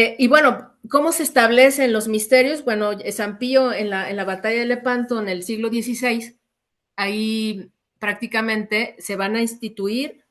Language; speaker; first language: Spanish; native; Spanish